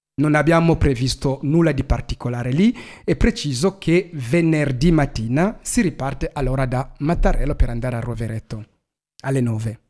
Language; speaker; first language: Italian; non-native, fluent; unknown